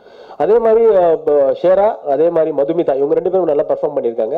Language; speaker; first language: Tamil; native; Tamil